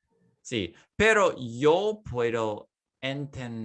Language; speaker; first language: Spanish; non-native, fluent; English